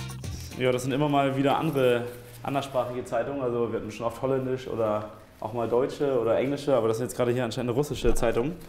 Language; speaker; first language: German; native; German